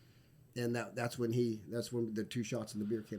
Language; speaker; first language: English; native; English